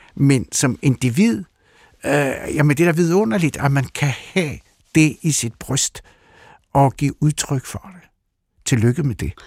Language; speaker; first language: Danish; early bilingual, other home language; Russian